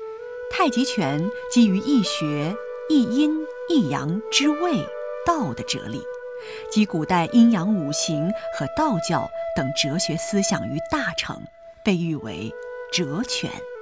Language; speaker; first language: Chinese; native; Chinese